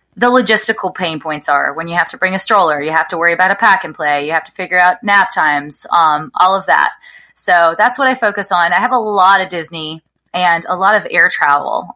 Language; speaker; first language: English; native; English